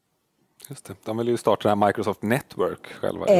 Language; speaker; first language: Swedish; native; Swedish